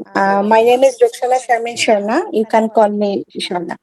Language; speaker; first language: English; non-native, learner; Bangla